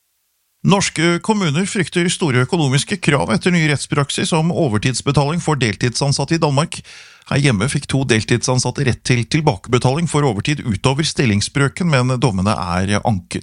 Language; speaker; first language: Norwegian; native; Norwegian